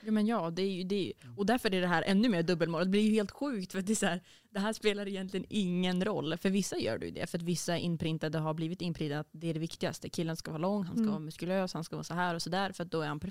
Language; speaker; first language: Swedish; native; Swedish